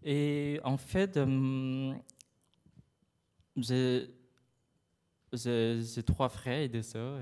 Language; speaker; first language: French; non-native, fluent; Khmer